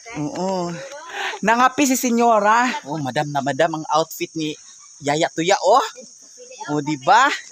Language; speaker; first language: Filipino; non-native, local second language; Cebuano